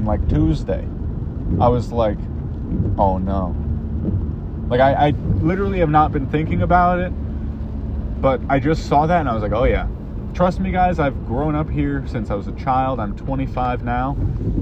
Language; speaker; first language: English; native; English